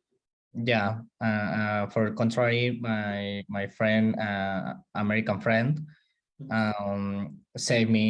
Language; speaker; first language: English; non-native, learner; Spanish